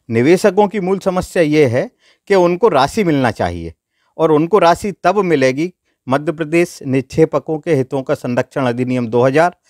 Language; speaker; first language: Hindi; native; Hindi